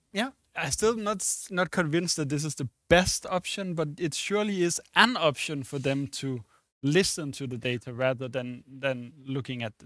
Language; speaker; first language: English; non-native, fluent; Danish